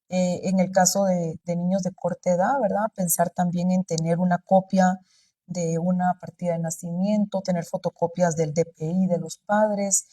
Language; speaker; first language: Spanish; native; Spanish